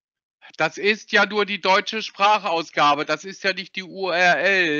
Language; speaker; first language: German; native; German